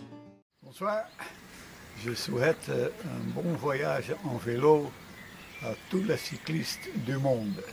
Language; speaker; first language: French; non-native, learner; Dutch